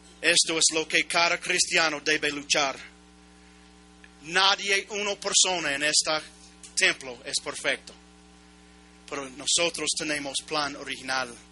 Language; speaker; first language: Spanish; non-native, learner; English